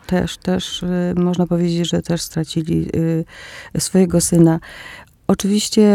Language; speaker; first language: Polish; early bilingual, other home language; Greek